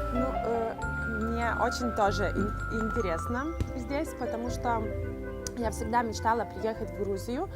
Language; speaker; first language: Russian; non-native, fluent; Lithuanian